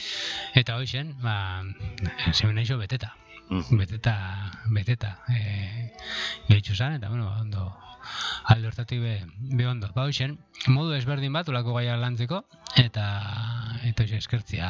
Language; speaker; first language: Basque; native; Basque